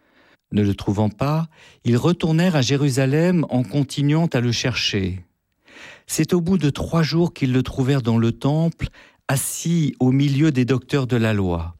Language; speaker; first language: French; native; French